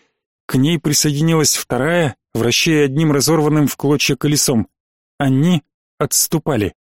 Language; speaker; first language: Russian; native; Russian